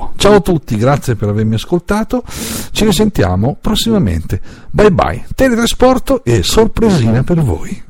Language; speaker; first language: Italian; native; Italian